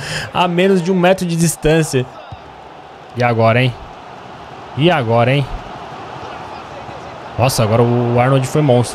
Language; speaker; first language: Portuguese; native; Portuguese